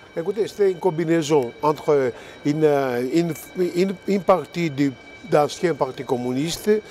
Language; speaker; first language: French; non-native, fluent; Greek